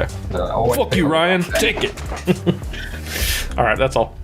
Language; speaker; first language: English; native; English